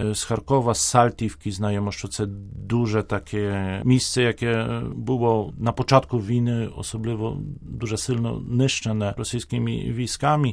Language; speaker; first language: Ukrainian; non-native, fluent; Polish